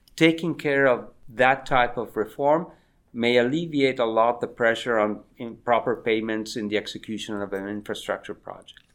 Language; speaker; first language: English; non-native, fluent; Spanish